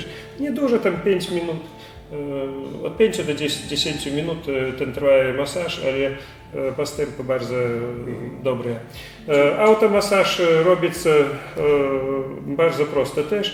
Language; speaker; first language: Polish; non-native, learner; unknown